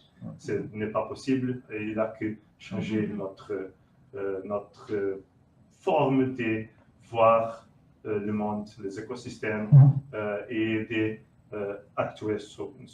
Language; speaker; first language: French; non-native, learner; Portuguese